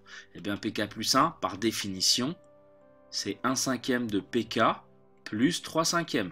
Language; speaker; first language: French; native; French